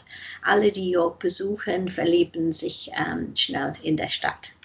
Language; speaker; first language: German; non-native, fluent; English